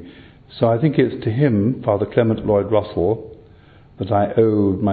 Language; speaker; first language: English; native; English